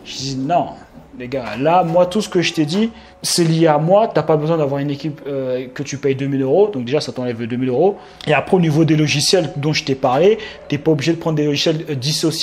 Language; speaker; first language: French; native; French